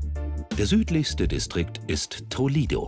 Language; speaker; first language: German; native; German